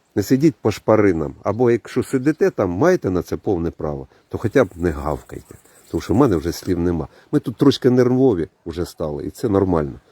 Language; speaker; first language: Ukrainian; native; Ukrainian